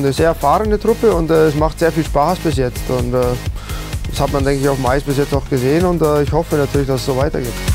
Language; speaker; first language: German; native; German